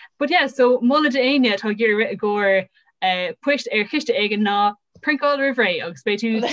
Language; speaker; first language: Irish; non-native, local second language; English